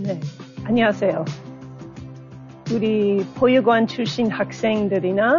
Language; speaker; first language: Korean; non-native, learner; English